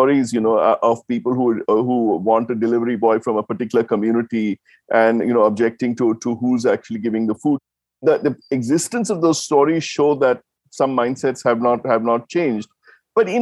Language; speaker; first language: English; non-native, local second language; Tamil